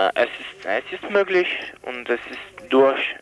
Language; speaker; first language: German; non-native, learner; French